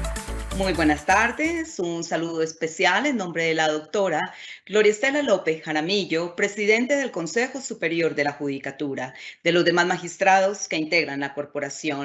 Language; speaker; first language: Spanish; native; Spanish